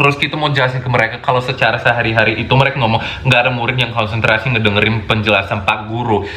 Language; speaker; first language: Indonesian; non-native, fluent; English